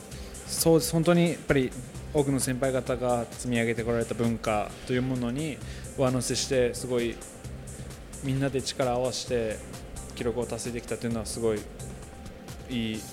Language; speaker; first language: Japanese; native; Japanese